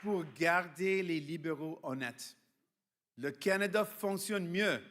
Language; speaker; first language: French; non-native, fluent; English